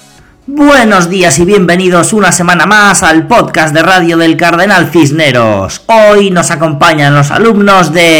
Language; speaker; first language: Spanish; native; Spanish